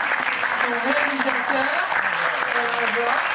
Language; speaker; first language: French; native; French